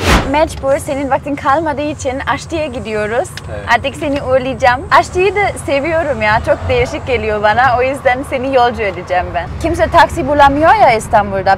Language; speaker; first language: Turkish; non-native, fluent; German